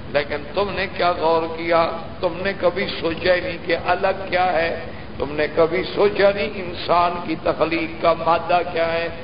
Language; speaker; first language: Urdu; native; Urdu